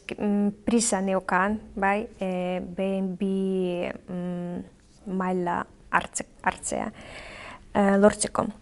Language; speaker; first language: Basque; non-native, learner; Belarusian